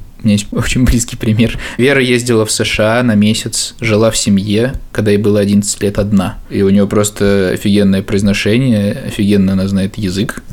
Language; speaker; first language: Russian; native; Russian